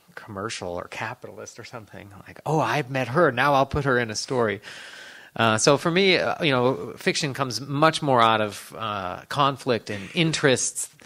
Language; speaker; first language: English; native; English